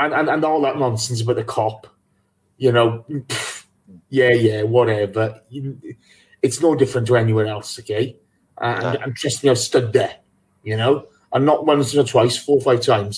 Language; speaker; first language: English; native; English